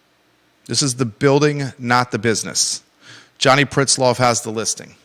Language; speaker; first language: English; native; English